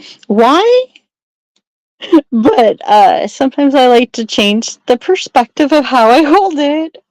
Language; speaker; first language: English; native; English